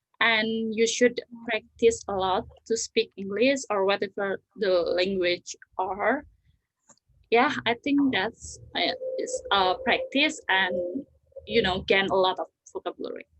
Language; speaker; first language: English; non-native, learner; Indonesian